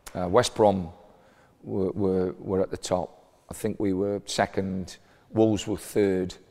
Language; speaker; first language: English; native; English